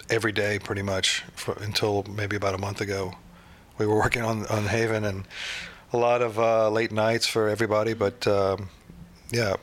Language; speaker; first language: English; native; English